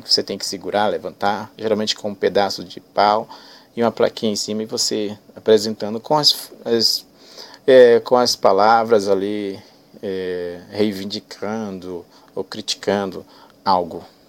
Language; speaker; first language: Portuguese; native; Portuguese